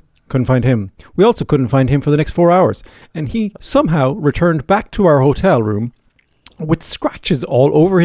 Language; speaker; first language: English; native; English